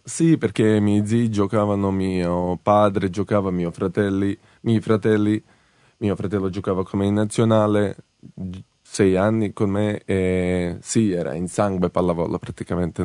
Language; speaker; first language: Italian; non-native, fluent; Serbian